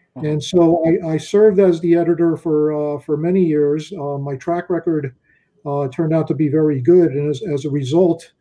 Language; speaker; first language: English; native; English